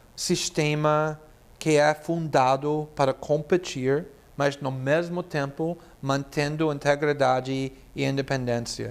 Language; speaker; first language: Portuguese; non-native, fluent; English